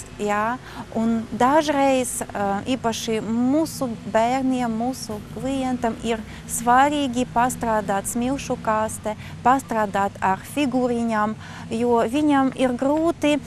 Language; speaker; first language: Latvian; non-native, local second language; Russian